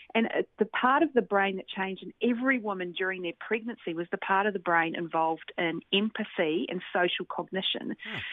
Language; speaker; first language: English; native; English